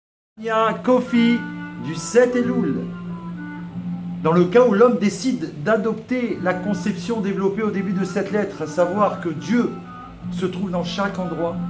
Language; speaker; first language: French; native; French